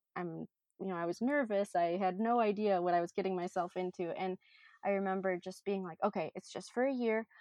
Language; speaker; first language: English; native; English